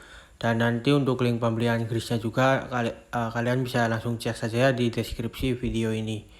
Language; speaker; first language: Indonesian; native; Indonesian